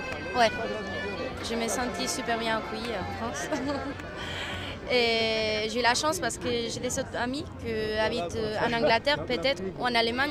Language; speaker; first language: French; non-native, learner; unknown